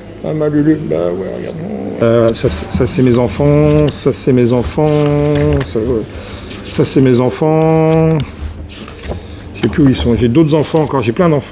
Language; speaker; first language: French; native; French